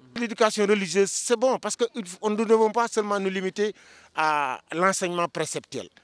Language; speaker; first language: French; non-native, local second language; Wolof